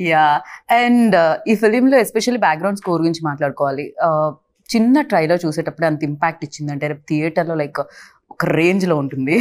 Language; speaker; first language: Telugu; native; Telugu